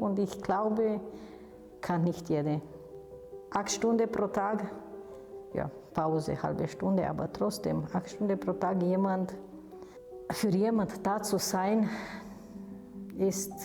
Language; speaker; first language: German; non-native, fluent; Romanian